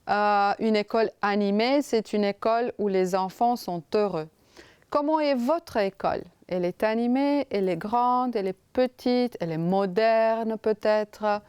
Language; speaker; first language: French; non-native, fluent; Romanian